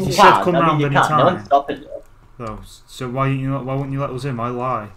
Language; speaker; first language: English; native; English